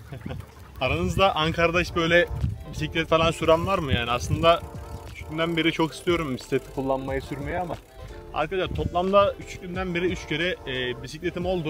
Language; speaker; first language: Turkish; native; Turkish